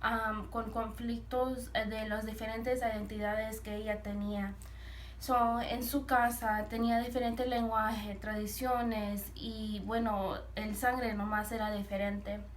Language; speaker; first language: Spanish; early bilingual, heritage; Spanish